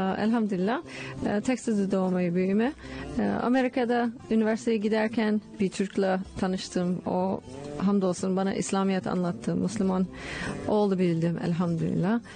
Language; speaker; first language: Turkish; non-native, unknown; English